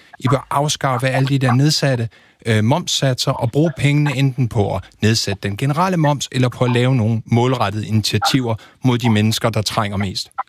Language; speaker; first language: Danish; native; Danish